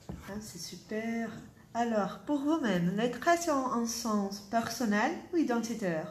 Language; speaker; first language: French; non-native, fluent; Portuguese